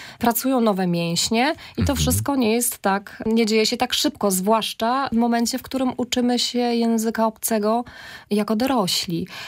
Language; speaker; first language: Polish; native; Polish